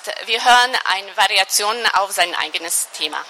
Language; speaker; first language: German; non-native, fluent; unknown